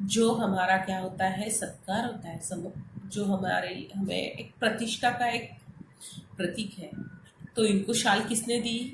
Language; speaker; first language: Hindi; non-native, local second language; Marathi